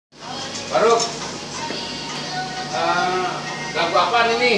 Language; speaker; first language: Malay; non-native, local second language; Sundanese